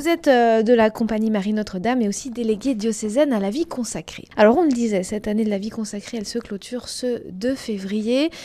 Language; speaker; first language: French; native; French